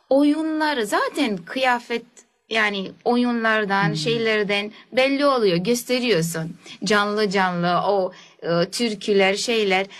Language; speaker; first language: Turkish; early bilingual, heritage; Turkish